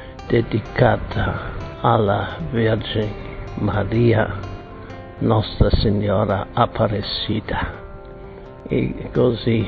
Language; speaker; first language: Italian; non-native, fluent; German